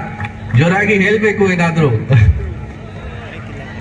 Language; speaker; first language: Kannada; non-native, learner; Hindi